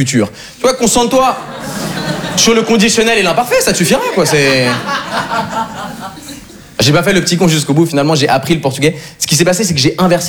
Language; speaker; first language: French; native; French